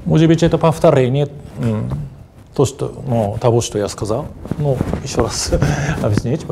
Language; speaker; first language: Russian; non-native, fluent; Japanese